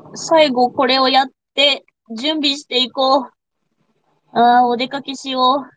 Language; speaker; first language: Japanese; non-native, fluent; English